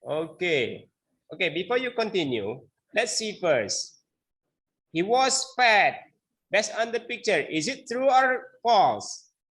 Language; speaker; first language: English; non-native, learner; Indonesian